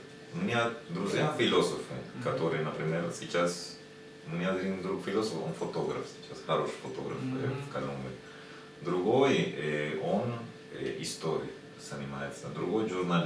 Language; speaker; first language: Russian; non-native, learner; Spanish